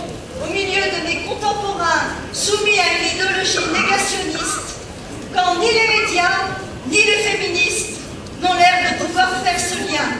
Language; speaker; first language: French; native; French